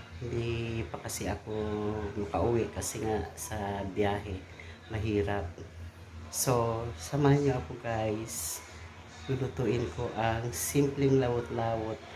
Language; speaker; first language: Filipino; non-native, local second language; Waray